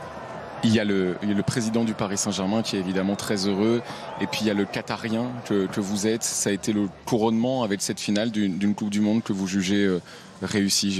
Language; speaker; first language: French; native; French